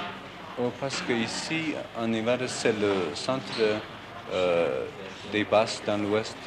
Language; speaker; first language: French; non-native, local second language; Basque